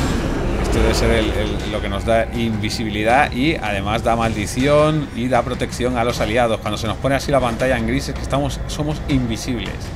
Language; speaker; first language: Spanish; native; Spanish